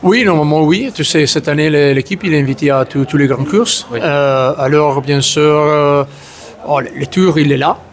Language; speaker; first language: French; non-native, learner; Italian